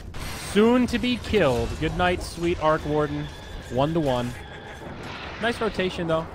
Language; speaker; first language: English; native; English